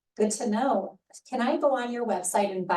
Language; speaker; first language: English; native; English